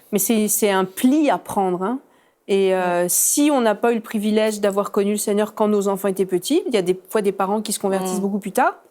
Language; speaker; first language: French; native; French